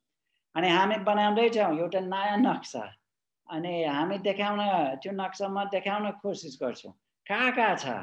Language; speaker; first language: Nepali; non-native, fluent; English